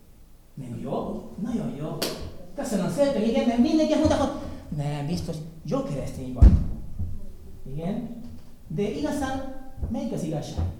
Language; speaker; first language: Hungarian; non-native, learner; Spanish